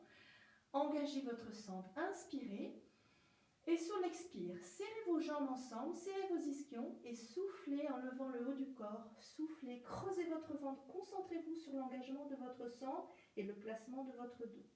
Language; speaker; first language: French; native; French